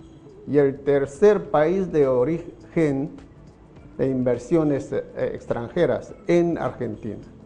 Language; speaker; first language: Spanish; non-native, fluent; Chinese